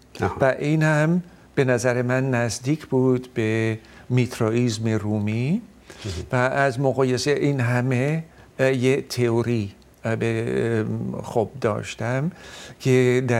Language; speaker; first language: Persian; non-native, fluent; Dutch